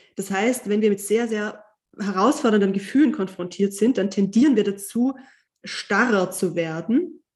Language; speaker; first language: German; native; German